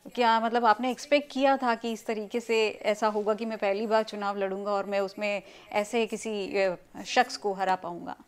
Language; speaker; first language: Hindi; native; Hindi